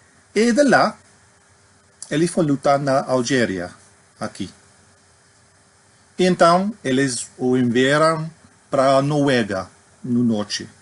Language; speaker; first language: Portuguese; non-native, fluent; English